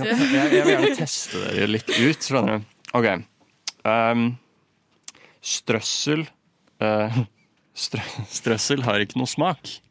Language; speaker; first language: Norwegian; native; Norwegian